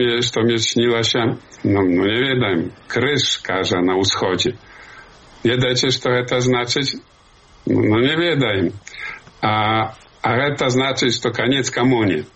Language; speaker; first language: Polish; non-native, learner; Belarusian